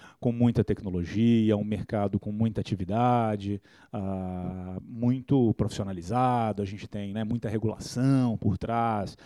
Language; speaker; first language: Portuguese; native; Portuguese